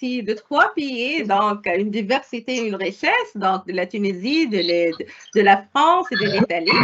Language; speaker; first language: French; non-native, local second language; Arabic